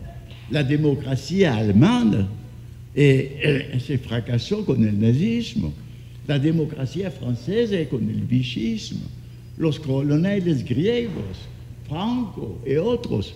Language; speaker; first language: Spanish; non-native, fluent; French